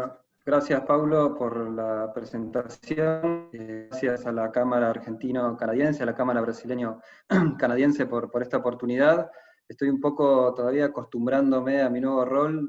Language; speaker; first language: Spanish; native; Spanish